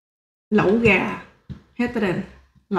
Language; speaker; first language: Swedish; non-native, learner; Vietnamese